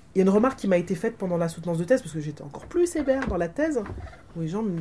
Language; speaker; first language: French; native; French